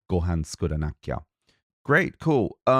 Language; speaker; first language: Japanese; non-native, fluent; English